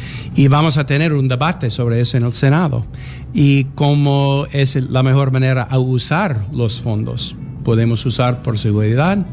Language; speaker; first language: Spanish; non-native, learner; English